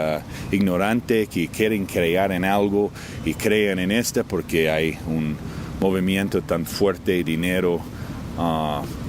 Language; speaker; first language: Spanish; non-native, fluent; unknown